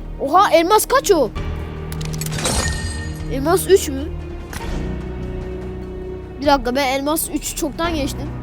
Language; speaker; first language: Turkish; native; Turkish